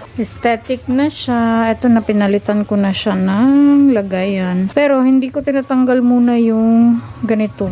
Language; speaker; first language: Filipino; non-native, local second language; Cebuano